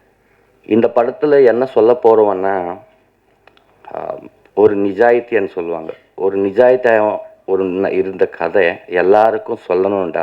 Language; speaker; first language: Tamil; non-native, learner; Telugu